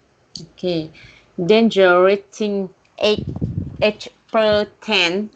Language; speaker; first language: English; non-native, learner; Vietnamese